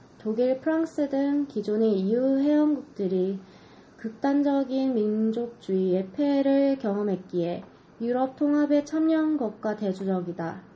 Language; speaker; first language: Korean; native; Korean